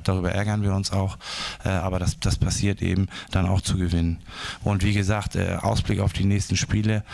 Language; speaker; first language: German; native; German